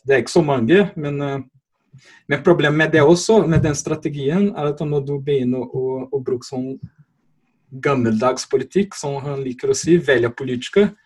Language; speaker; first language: Norwegian; non-native, fluent; Portuguese